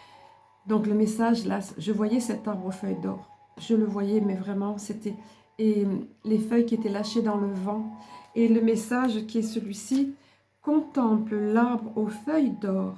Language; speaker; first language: French; native; French